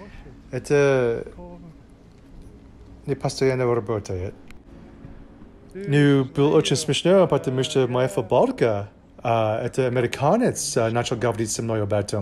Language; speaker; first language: Russian; non-native, learner; English